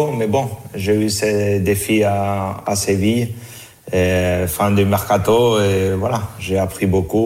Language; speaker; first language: French; non-native, fluent; Spanish